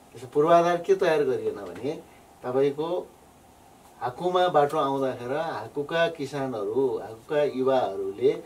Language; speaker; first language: Nepali; native; Nepali